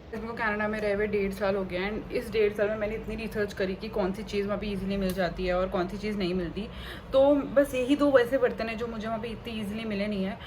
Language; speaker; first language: Hindi; native; Hindi